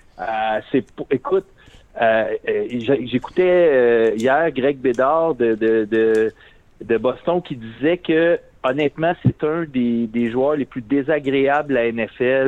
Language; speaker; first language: French; native; French